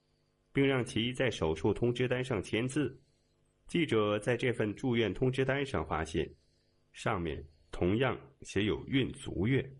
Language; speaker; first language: Chinese; native; Chinese